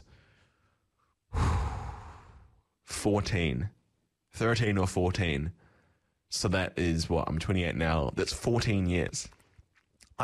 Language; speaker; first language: English; native; English